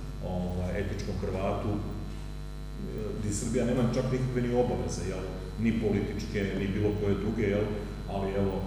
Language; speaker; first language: Serbian; native; Serbian